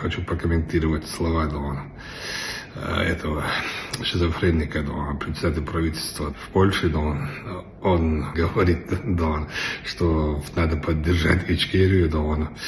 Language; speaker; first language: Russian; non-native, local second language; Chechen